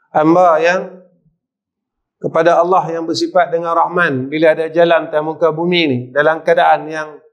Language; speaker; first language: Malay; native; Malay